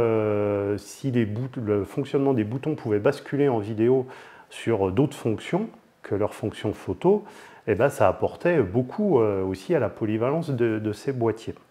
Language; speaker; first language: French; native; French